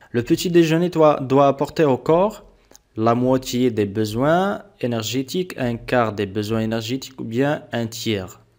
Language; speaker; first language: French; non-native, local second language; Arabic